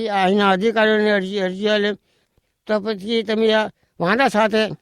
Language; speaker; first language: Gujarati; non-native, local second language; Bhili